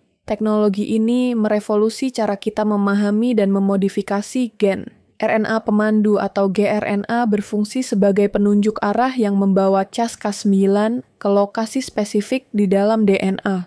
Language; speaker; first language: Indonesian; native; Indonesian